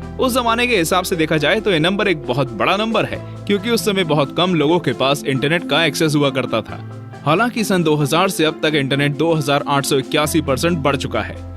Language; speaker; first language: Hindi; native; Hindi